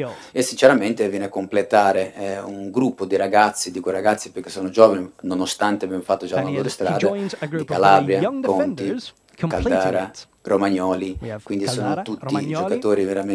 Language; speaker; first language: Italian; non-native, fluent; Portuguese